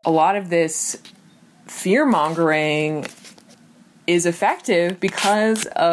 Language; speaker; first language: English; native; English